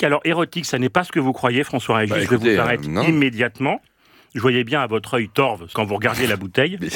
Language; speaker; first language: French; native; French